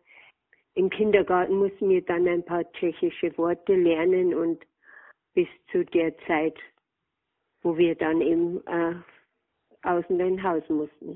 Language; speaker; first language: German; native; German